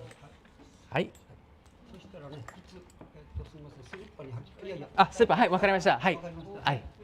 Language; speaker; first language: Japanese; non-native, learner; English